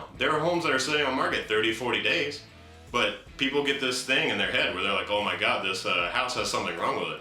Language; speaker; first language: English; native; English